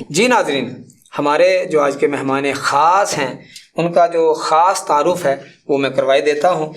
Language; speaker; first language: Urdu; non-native, local second language; Punjabi